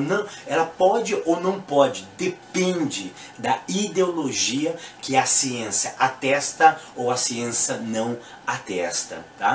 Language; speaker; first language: Portuguese; native; Portuguese